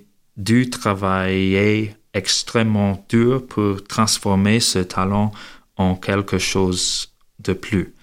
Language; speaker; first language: French; non-native, learner; English